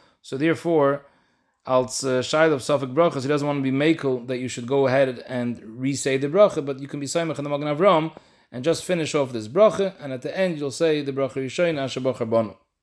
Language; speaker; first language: English; native; English